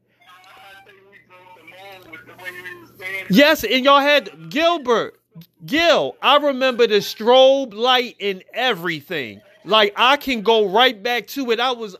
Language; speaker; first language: English; native; English